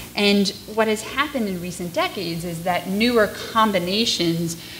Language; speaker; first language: English; native; English